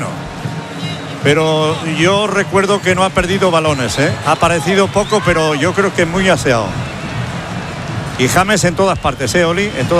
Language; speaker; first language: Spanish; native; Spanish